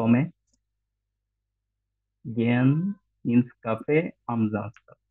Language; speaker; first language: German; non-native, learner; Bangla